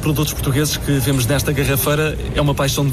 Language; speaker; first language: Portuguese; native; Portuguese